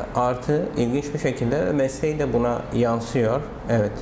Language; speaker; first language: Turkish; native; Turkish